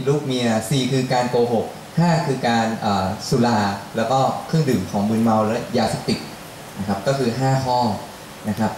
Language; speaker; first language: Thai; native; Thai